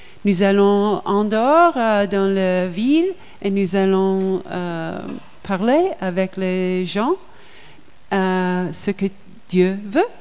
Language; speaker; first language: French; non-native, learner; English